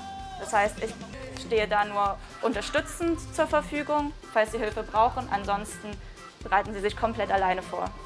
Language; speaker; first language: German; native; German